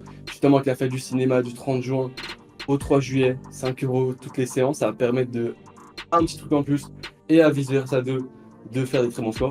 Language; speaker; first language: French; native; French